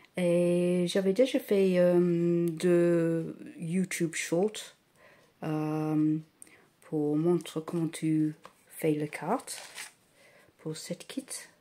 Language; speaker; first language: French; non-native, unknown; English